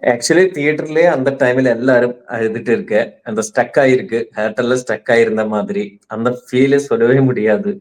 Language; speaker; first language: Tamil; non-native, learner; Malayalam